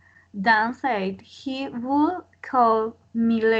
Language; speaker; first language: English; non-native, learner; Spanish